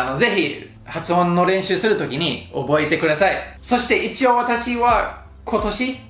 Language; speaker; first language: Japanese; non-native, fluent; English